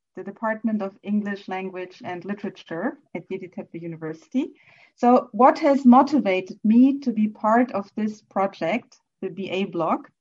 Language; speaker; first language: English; non-native, fluent; German